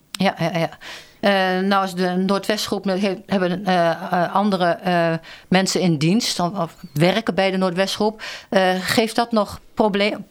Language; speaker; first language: Dutch; native; Dutch